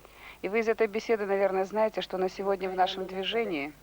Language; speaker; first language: Russian; native; Russian